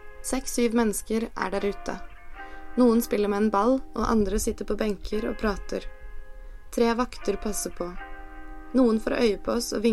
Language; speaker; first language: Norwegian; native; Norwegian